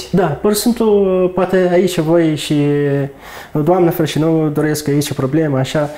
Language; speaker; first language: Romanian; non-native, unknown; Arabic